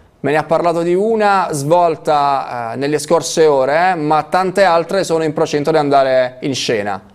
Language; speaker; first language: Italian; native; Italian